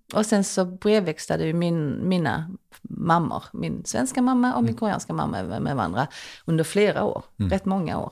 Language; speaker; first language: Swedish; early bilingual, other home language; Korean